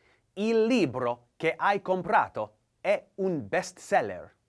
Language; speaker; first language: Italian; non-native, learner; English